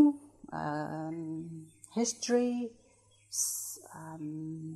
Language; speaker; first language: English; non-native, fluent; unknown